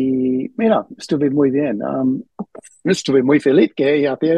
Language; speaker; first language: Spanish; early bilingual, heritage; Spanish